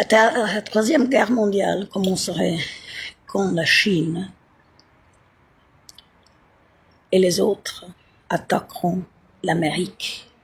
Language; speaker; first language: French; non-native, learner; Italian